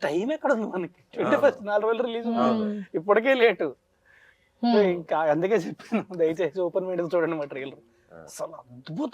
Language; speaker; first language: Telugu; native; Telugu